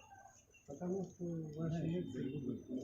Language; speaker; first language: Russian; non-native, learner; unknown